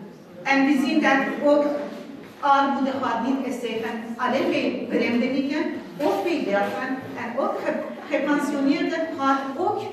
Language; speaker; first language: Dutch; non-native, fluent; Persian